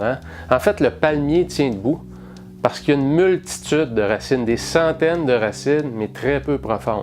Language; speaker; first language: French; native; French